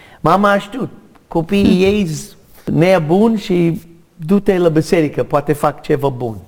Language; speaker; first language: Romanian; non-native, learner; English